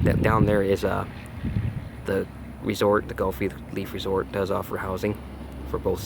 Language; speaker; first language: English; native; English